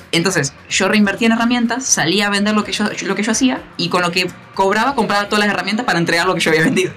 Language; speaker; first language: Spanish; native; Spanish